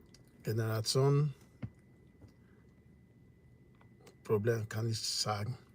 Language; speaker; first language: German; non-native, learner; English